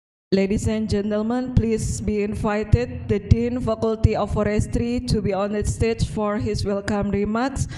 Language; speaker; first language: English; non-native, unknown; Indonesian